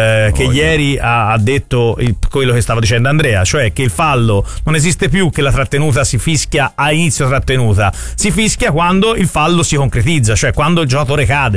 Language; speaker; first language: Italian; native; Italian